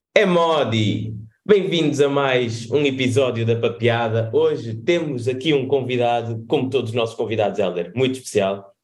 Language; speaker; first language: Portuguese; native; Portuguese